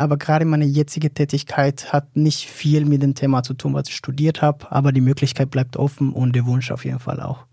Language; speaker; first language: German; non-native, fluent; Spanish